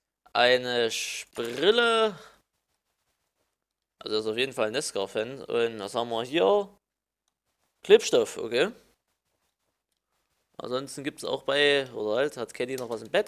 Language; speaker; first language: German; native; German